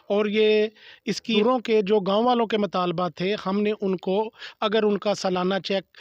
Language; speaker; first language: Urdu; non-native, local second language; Sindhi